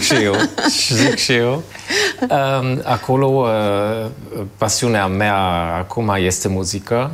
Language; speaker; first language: Romanian; non-native, fluent; German